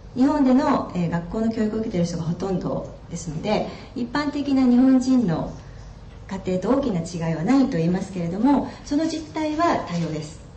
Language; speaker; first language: Japanese; native; Japanese